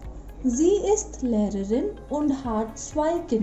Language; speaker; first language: German; non-native, fluent; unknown